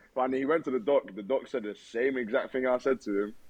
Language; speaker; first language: English; native; English